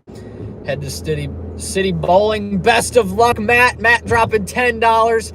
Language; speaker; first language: English; native; English